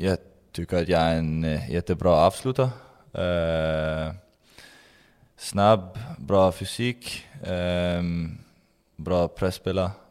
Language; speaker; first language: Swedish; non-native, learner; Danish